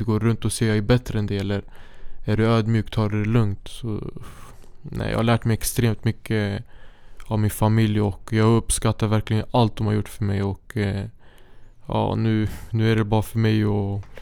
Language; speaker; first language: Swedish; early bilingual, other home language; Syriac